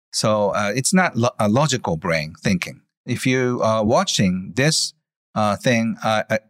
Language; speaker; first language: English; non-native, fluent; Japanese